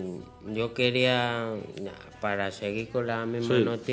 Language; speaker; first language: Spanish; native; Spanish